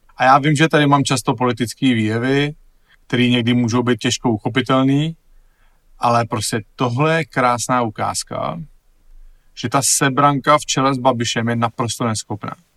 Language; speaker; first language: Czech; native; Czech